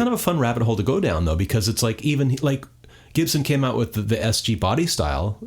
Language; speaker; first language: English; native; English